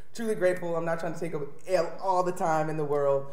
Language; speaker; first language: English; native; English